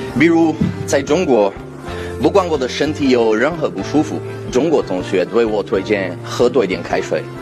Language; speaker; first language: Chinese; non-native, fluent; Italian